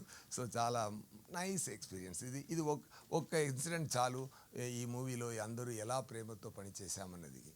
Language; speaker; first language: Telugu; non-native, learner; Tamil